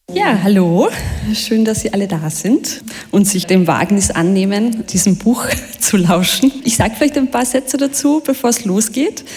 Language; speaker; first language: German; early bilingual, other home language; Bosnian